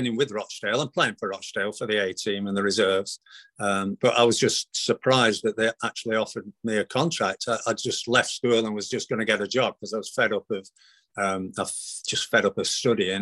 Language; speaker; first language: English; native; English